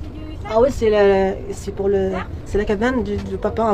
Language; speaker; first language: French; non-native, local second language; Arabic